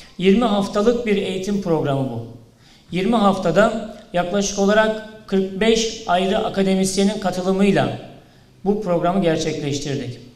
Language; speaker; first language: Turkish; native; Turkish